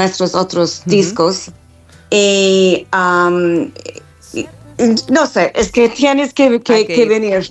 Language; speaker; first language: Spanish; non-native, fluent; English